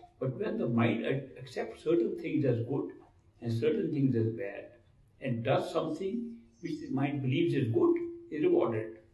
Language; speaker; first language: English; non-native, local second language; Hindi